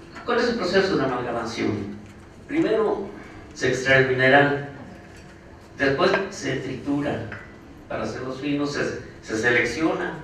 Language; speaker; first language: Spanish; native; Spanish